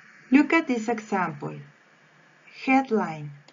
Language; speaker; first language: English; non-native, fluent; Spanish